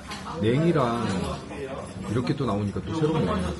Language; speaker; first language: Korean; native; Korean